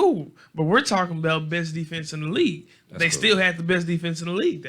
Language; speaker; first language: English; native; English